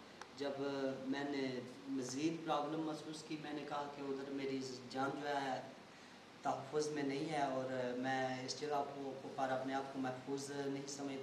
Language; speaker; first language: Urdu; non-native, local second language; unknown